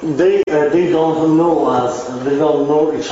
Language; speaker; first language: English; non-native, learner; Italian